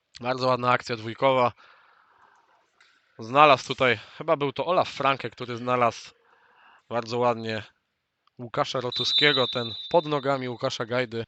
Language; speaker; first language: Polish; native; Polish